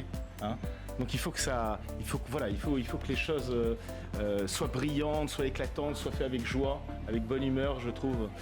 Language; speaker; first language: French; native; French